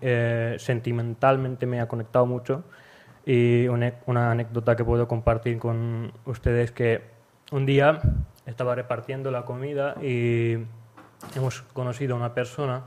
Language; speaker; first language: Spanish; non-native, learner; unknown